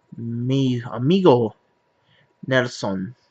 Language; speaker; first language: Spanish; non-native, learner; English